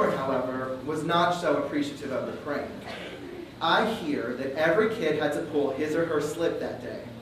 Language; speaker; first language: English; native; English